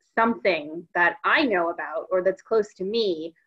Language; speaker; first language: English; native; English